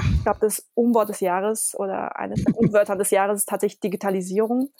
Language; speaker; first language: German; early bilingual, other home language; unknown